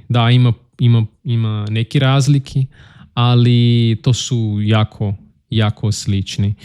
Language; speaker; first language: Bosnian; non-native, learner; Portuguese